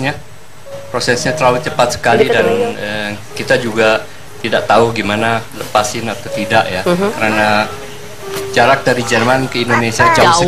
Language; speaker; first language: Indonesian; non-native, fluent; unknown